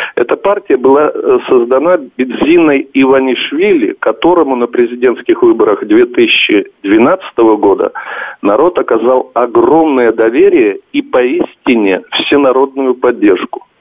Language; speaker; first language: Russian; non-native, local second language; Georgian